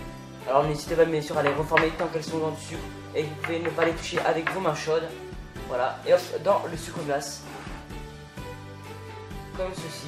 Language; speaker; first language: French; native; French